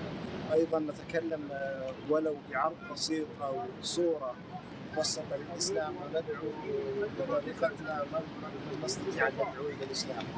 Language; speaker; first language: Arabic; native; Arabic